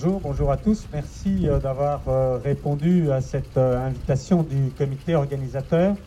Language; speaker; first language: French; native; French